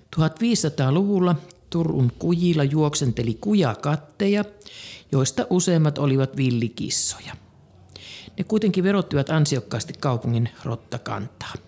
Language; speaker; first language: Finnish; native; Finnish